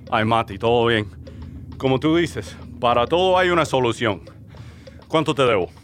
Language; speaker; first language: Spanish; early bilingual, other home language; English